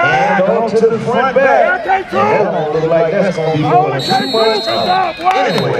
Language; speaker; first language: English; native; English